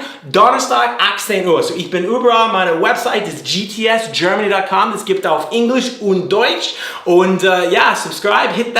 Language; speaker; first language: German; non-native, learner; English